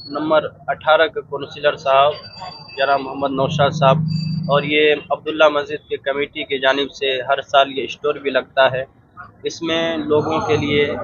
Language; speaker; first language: Urdu; native; Urdu